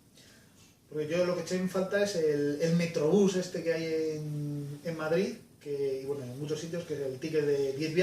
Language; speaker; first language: Spanish; native; Spanish